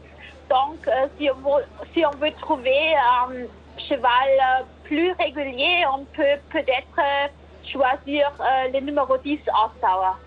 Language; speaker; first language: French; non-native, fluent; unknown